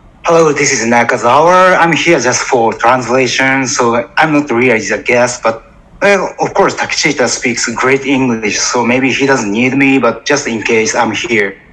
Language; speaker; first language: English; non-native, fluent; Japanese